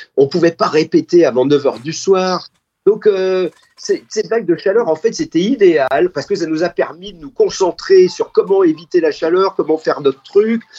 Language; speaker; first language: French; native; French